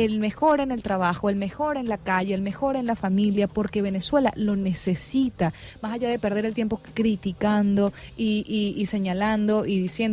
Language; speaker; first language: Spanish; native; Spanish